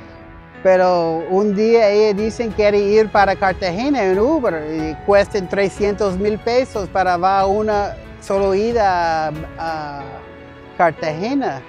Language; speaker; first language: Spanish; non-native, learner; English